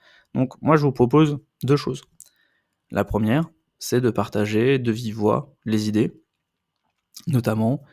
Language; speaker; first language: French; native; French